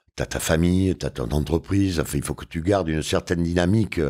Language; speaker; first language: French; native; French